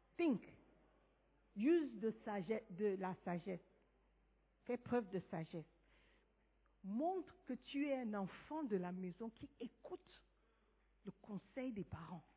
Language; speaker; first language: French; non-native, fluent; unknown